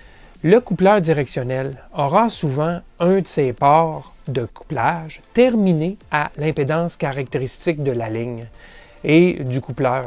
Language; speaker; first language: French; native; French